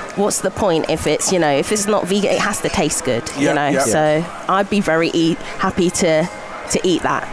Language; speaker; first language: English; native; English